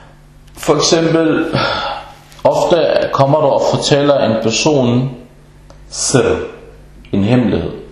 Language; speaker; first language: Danish; early bilingual, other home language; Arabic